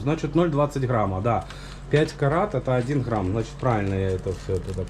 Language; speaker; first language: Russian; native; Russian